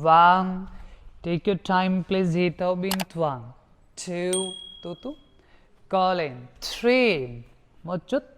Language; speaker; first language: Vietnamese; non-native, learner; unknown